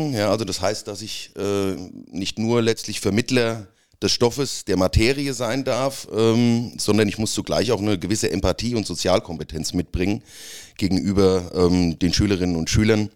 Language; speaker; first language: German; native; German